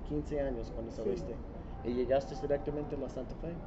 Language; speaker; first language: Spanish; non-native, learner; English